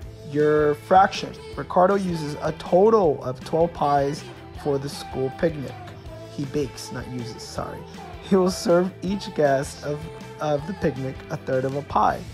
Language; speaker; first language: English; early bilingual, other home language; Spanish